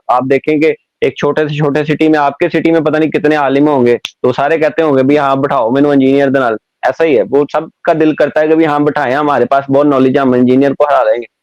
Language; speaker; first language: Urdu; non-native, local second language; Punjabi